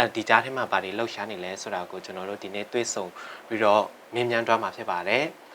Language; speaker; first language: Burmese; non-native, local second language; Shan